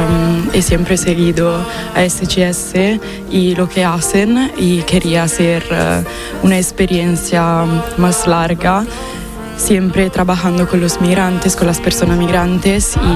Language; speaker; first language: Spanish; non-native, fluent; Italian